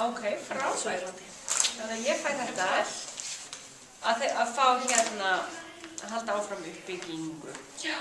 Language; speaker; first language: Icelandic; native; Icelandic